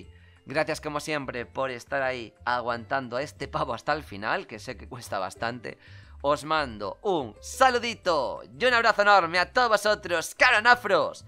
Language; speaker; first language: Spanish; native; Spanish